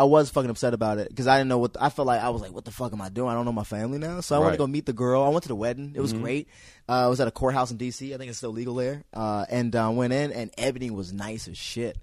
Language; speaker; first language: English; native; English